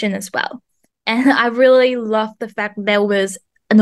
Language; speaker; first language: English; non-native, fluent; Vietnamese